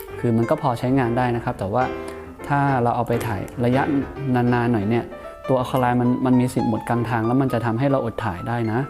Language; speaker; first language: Thai; native; Thai